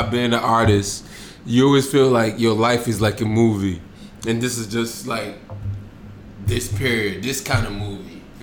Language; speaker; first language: English; native; English